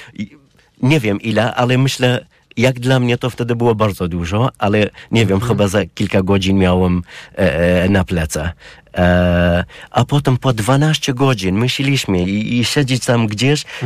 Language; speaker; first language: Polish; non-native, learner; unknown